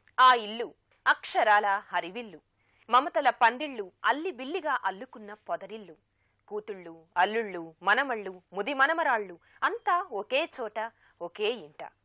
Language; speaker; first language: Telugu; native; Telugu